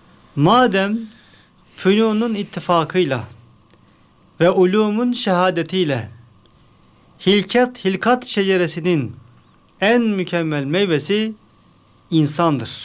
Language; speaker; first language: Turkish; native; Turkish